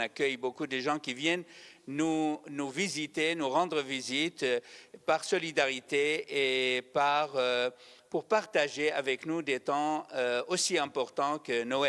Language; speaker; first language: French; non-native, fluent; Arabic